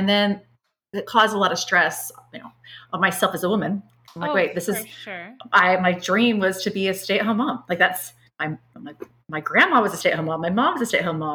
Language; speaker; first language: English; native; English